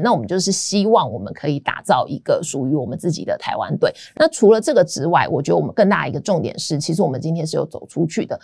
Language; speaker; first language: Chinese; native; Chinese